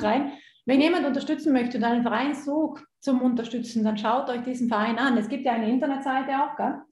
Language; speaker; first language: German; native; German